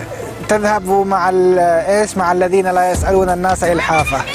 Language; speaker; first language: Arabic; native; Arabic